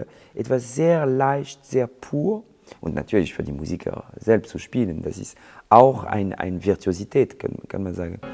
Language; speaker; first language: German; non-native, fluent; French